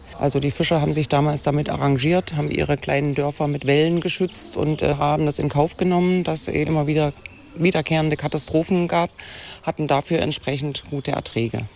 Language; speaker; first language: German; native; German